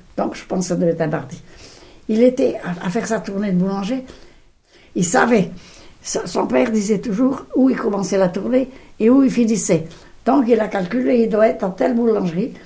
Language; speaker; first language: French; non-native, local second language; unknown